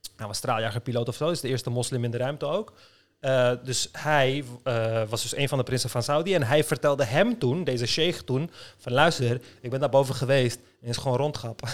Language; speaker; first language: Dutch; early bilingual, other home language; Turkish